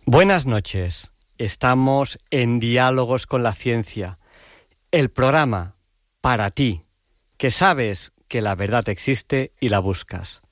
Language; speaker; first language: Spanish; native; Spanish